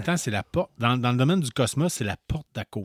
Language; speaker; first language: French; native; French